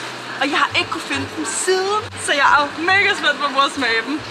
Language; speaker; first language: Danish; native; Danish